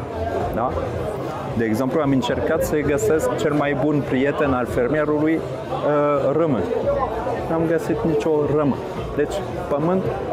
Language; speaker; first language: Romanian; non-native, fluent; French